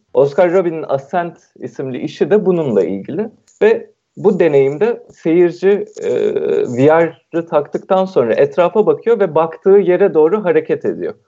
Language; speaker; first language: Turkish; native; Turkish